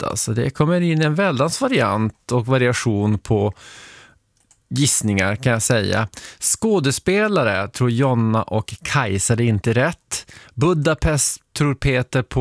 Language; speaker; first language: Swedish; native; Swedish